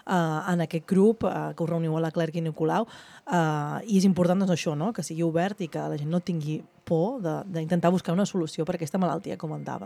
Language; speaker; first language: Catalan; native; Catalan